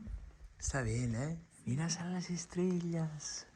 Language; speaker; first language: Spanish; non-native, fluent; Italian